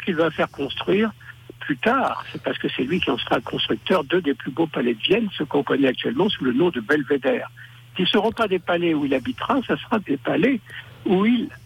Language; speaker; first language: French; native; French